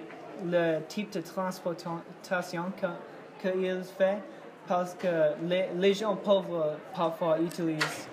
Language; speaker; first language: French; non-native, learner; English